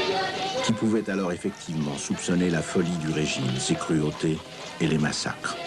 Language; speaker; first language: French; native; French